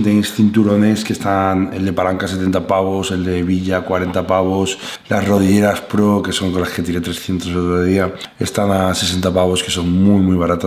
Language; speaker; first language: Spanish; native; Spanish